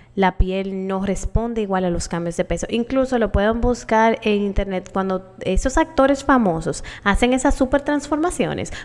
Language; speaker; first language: Spanish; native; Spanish